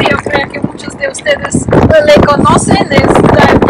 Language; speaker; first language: Spanish; non-native, learner; Russian